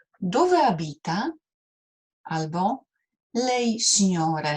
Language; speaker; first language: Italian; non-native, fluent; Polish